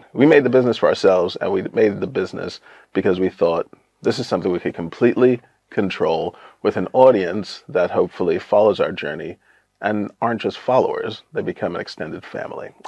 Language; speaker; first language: English; native; English